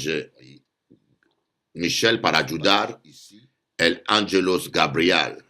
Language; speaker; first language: Spanish; non-native, learner; French